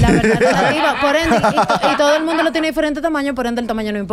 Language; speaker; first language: Spanish; native; Spanish